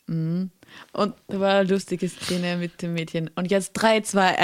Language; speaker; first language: German; native; German